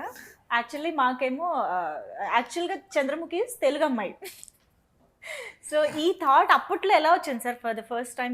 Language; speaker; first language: Telugu; native; Telugu